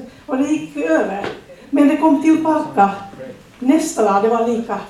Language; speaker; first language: Swedish; non-native, learner; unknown